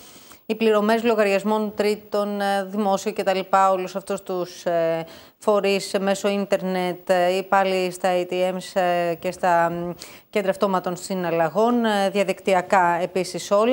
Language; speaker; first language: Greek; native; Greek